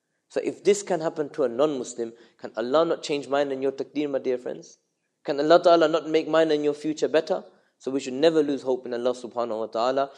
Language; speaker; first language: English; early bilingual, other home language; Urdu